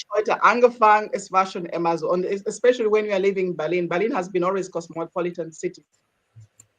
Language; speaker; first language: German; non-native, fluent; Ganda